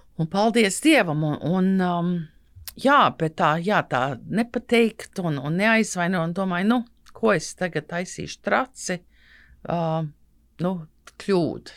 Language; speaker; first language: Latvian; early bilingual, heritage; Latvian